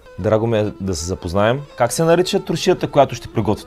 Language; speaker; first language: Bulgarian; native; Bulgarian